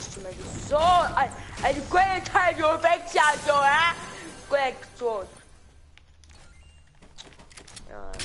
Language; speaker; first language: German; non-native, local second language; Luxembourgish